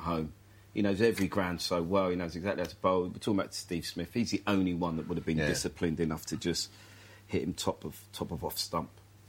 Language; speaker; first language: English; native; English